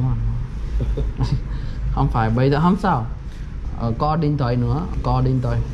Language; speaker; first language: Vietnamese; non-native, learner; Kannada